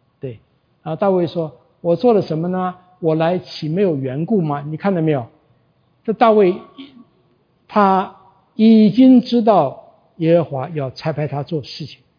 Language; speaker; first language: Chinese; native; Chinese